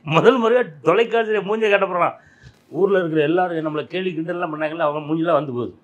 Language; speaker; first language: Tamil; native; Tamil